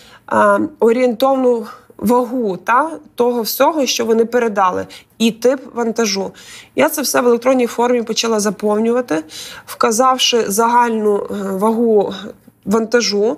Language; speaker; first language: Ukrainian; native; Ukrainian